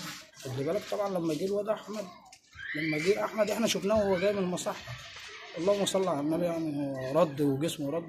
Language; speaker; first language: Arabic; native; Arabic